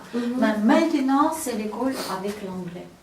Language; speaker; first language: French; non-native, fluent; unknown